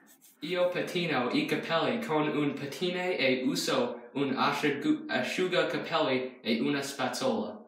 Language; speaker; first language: Italian; non-native, learner; English